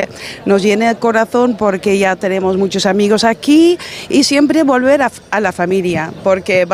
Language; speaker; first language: Spanish; non-native, fluent; Dutch